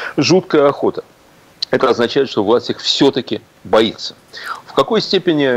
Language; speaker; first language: Russian; native; Russian